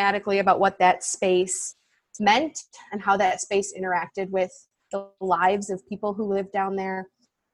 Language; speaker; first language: English; native; English